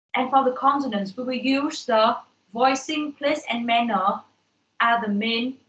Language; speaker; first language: English; non-native, fluent; Vietnamese